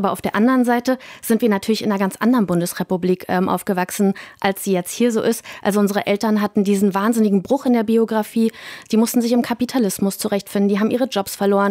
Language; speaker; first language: German; native; German